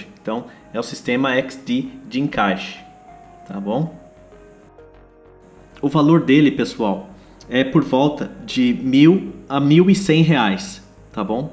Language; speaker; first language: Portuguese; native; Portuguese